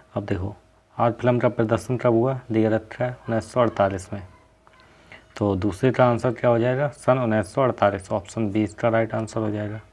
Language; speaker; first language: Hindi; native; Hindi